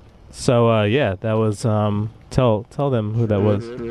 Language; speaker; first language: English; native; English